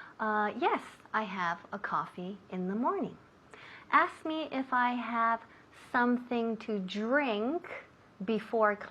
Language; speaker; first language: English; non-native, fluent; Spanish